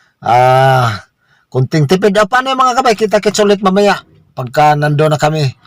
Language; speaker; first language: Filipino; non-native, local second language; Cebuano